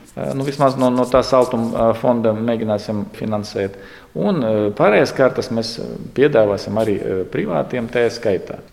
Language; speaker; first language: Latvian; non-native, local second language; Russian